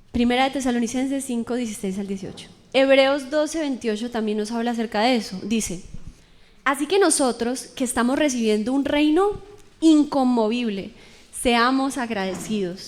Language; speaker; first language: Spanish; native; Spanish